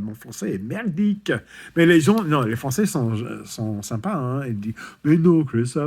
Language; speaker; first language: French; non-native, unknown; English